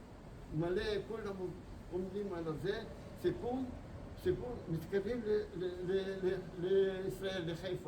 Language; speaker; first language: Hebrew; non-native, fluent; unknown